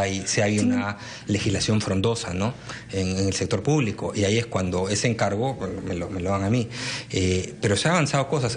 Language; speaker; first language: Spanish; native; Spanish